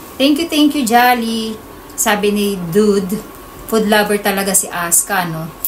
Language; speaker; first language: Filipino; native; Filipino